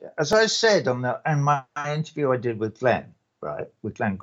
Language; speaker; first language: English; native; English